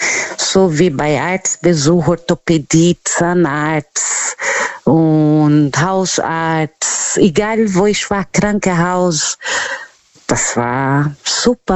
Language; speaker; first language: German; non-native, learner; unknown